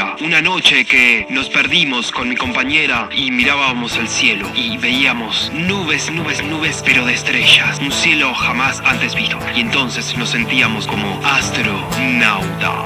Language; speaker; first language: Spanish; native; Spanish